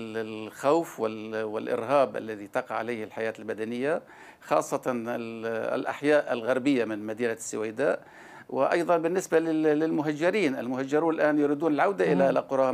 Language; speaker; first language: Arabic; native; Arabic